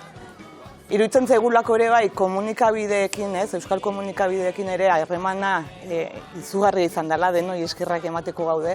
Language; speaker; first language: Basque; native; Basque